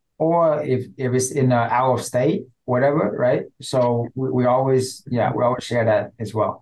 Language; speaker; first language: English; non-native, fluent; Vietnamese